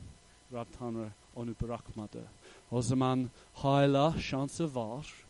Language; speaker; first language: Turkish; non-native, fluent; English